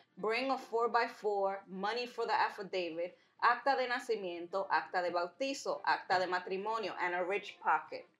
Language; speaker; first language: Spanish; early bilingual, heritage; Spanish